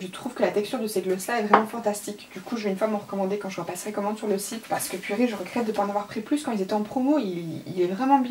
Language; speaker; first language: French; native; French